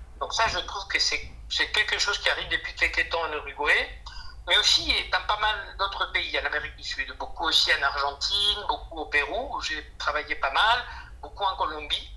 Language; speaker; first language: French; non-native, fluent; Spanish